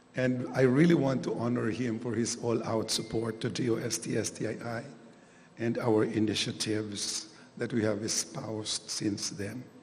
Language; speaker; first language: English; non-native, local second language; Filipino